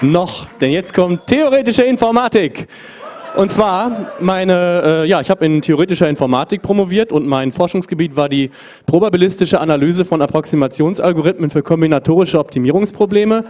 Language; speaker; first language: German; native; German